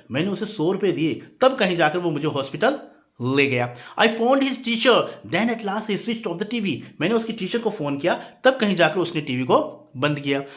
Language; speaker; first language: Hindi; native; Hindi